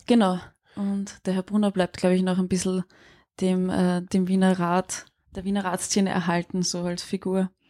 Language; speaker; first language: German; native; German